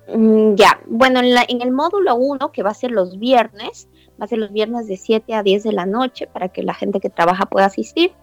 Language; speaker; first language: Spanish; native; Spanish